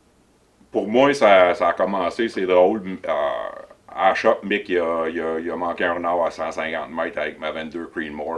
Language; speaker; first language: French; native; French